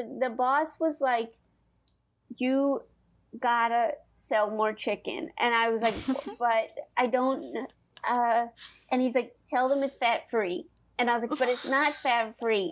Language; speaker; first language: English; native; English